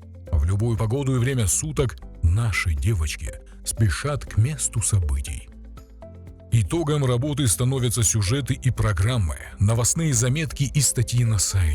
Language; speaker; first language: Russian; native; Russian